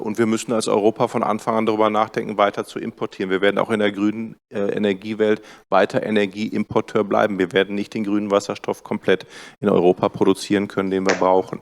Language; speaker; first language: German; native; German